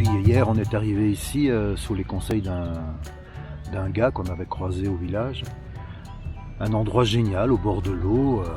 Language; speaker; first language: French; native; French